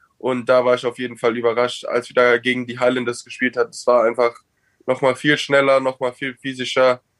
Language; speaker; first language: German; native; German